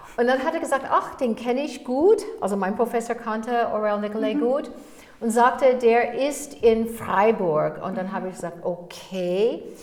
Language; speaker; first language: German; non-native, fluent; English